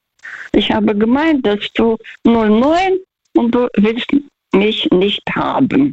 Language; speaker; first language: German; non-native, fluent; Russian